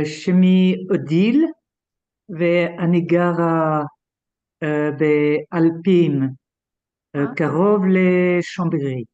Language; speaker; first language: Hebrew; non-native, learner; French